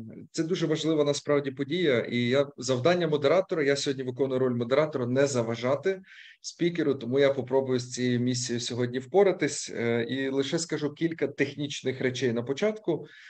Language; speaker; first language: Ukrainian; native; Ukrainian